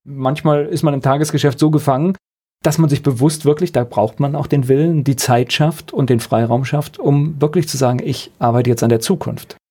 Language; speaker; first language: German; native; German